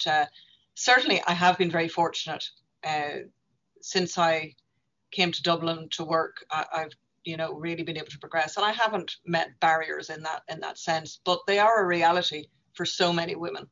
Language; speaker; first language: English; native; English